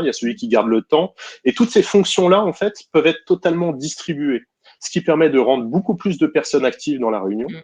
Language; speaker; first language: French; native; French